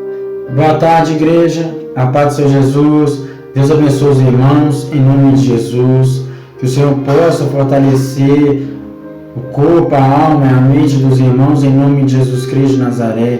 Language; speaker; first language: Portuguese; native; Portuguese